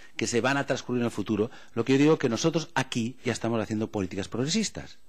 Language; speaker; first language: Spanish; non-native, local second language; Catalan